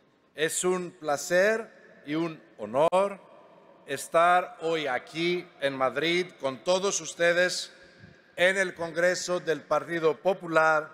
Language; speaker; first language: Spanish; non-native, fluent; Greek